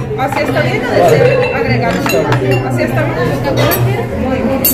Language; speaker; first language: Spanish; native; Spanish